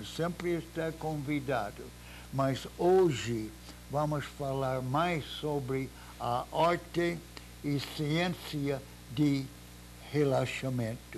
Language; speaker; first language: Portuguese; non-native, fluent; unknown